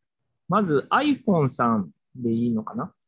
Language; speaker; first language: Japanese; native; Japanese